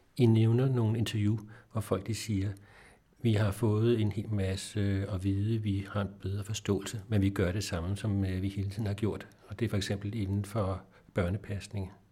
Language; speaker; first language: Danish; native; Danish